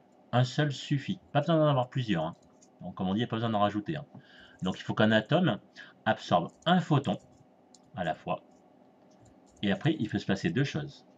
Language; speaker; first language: French; native; French